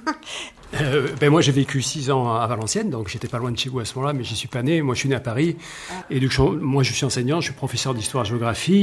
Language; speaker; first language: French; native; French